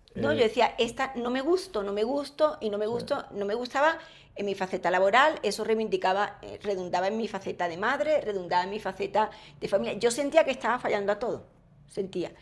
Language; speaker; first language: Spanish; native; Spanish